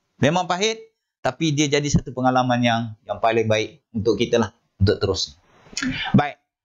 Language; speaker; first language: Malay; native; Malay